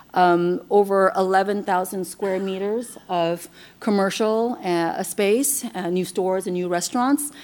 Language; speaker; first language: English; non-native, fluent; Chinese